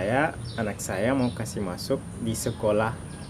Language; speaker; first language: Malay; non-native, fluent; Arabic